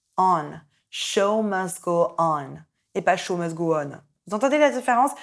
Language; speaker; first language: French; native; French